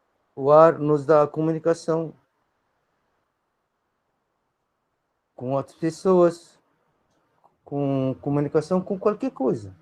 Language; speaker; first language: Portuguese; non-native, fluent; Arabic